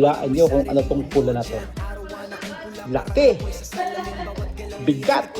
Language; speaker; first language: Filipino; native; Filipino